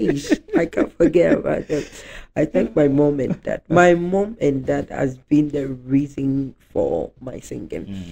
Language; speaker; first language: English; non-native, local second language; Akan